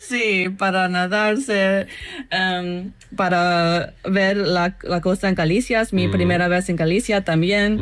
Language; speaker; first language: Spanish; non-native, fluent; English